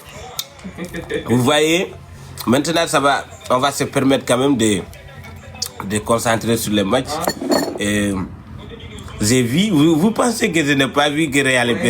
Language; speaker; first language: French; non-native, local second language; Wolof